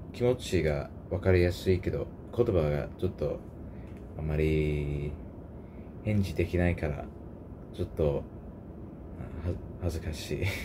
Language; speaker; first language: Japanese; non-native, learner; English